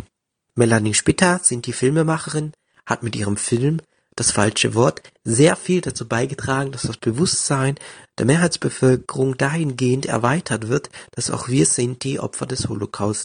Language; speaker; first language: German; native; German